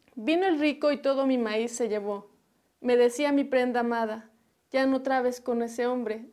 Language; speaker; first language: Spanish; native; Spanish